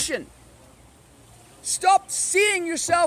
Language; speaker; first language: English; native; English